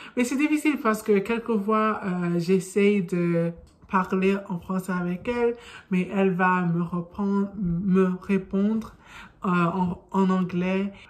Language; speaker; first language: French; non-native, learner; English